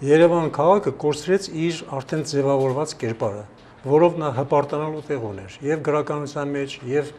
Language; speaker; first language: Armenian; native; Armenian